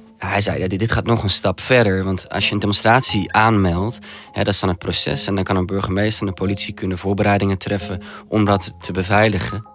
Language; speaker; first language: Dutch; native; Dutch